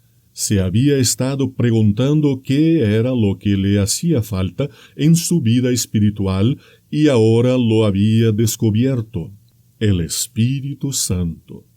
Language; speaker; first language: Spanish; non-native, fluent; Portuguese